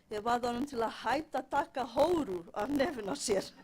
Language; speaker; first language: Icelandic; non-native, fluent; Portuguese